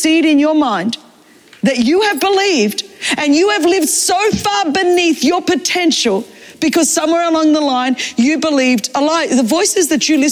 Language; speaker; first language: English; non-native, local second language; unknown